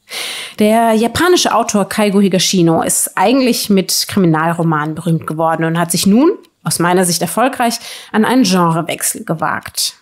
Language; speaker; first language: German; native; German